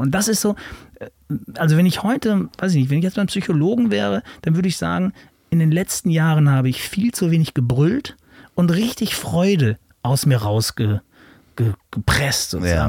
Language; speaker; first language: German; native; German